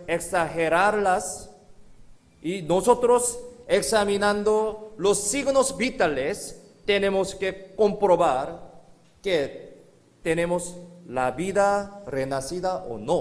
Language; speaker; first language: Spanish; non-native, learner; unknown